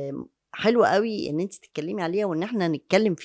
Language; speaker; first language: Arabic; native; Arabic